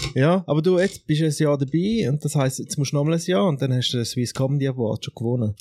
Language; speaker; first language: German; native; German